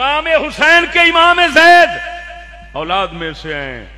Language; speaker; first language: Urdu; non-native, local second language; Punjabi